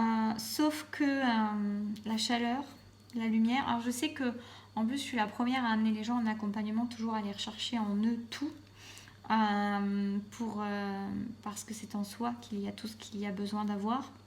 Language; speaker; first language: French; native; French